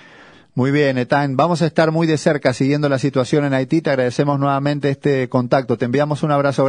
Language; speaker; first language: Spanish; native; Spanish